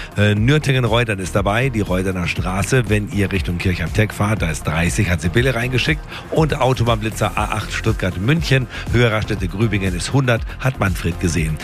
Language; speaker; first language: German; native; German